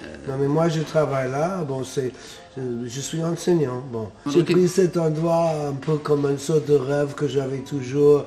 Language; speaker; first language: French; non-native, fluent; English